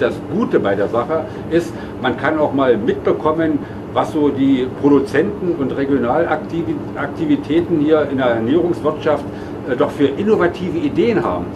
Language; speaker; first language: German; native; German